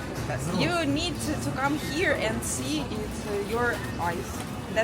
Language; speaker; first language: English; non-native, learner; Ukrainian